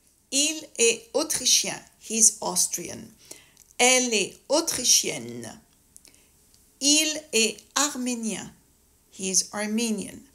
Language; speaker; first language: French; native; French